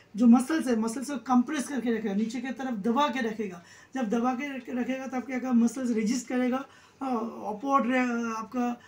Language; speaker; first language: Hindi; non-native, local second language; Bangla